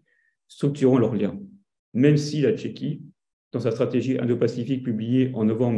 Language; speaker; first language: French; native; French